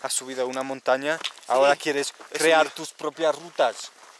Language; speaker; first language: Spanish; non-native, learner; English